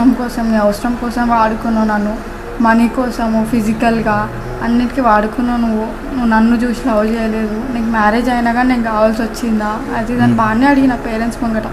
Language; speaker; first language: Telugu; native; Telugu